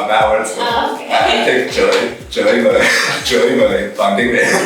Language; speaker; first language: Vietnamese; non-native, learner; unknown